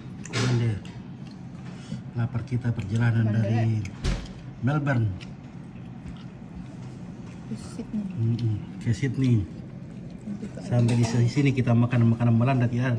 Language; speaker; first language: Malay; non-native, local second language; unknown